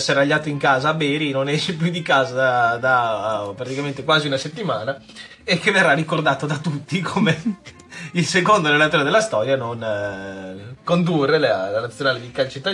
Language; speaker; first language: Italian; native; Italian